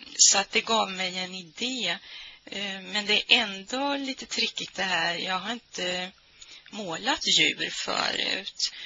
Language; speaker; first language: Swedish; native; Swedish